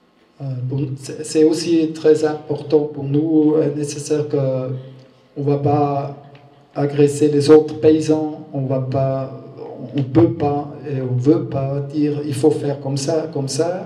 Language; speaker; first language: French; non-native, learner; German